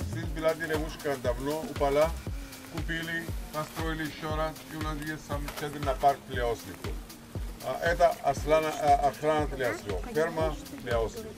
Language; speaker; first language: Russian; non-native, learner; Greek